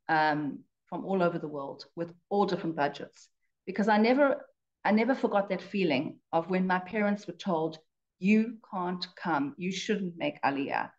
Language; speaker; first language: English; native; English